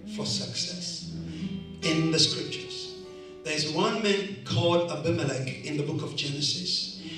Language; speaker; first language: English; non-native, local second language; Kikuyu